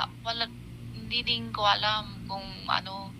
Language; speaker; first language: Filipino; non-native, learner; Chinese